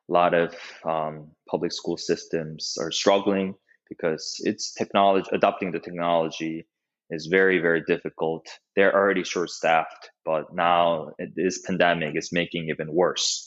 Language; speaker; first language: English; non-native, fluent; Korean